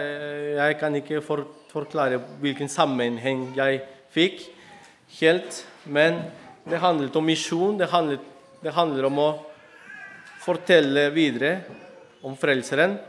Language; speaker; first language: Norwegian; non-native, fluent; Spanish